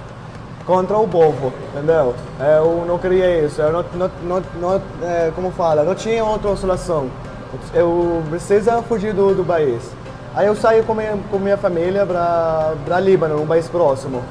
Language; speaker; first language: Portuguese; non-native, fluent; Arabic